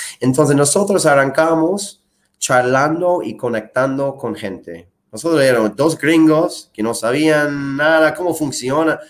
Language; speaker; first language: Spanish; non-native, fluent; English